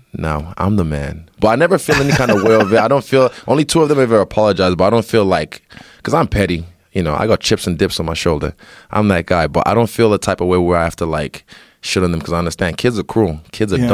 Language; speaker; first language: English; native; English